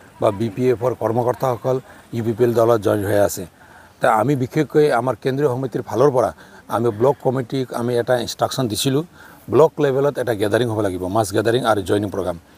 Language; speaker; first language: Assamese; non-native, local second language; Nepali